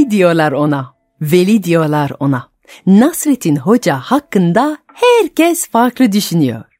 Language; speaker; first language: Turkish; non-native, fluent; French